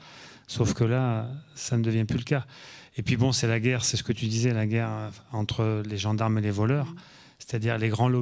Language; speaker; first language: French; native; French